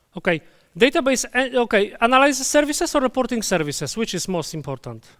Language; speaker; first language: English; non-native, fluent; Polish